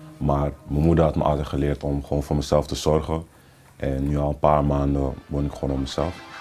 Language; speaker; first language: Dutch; early bilingual, other home language; Papiamento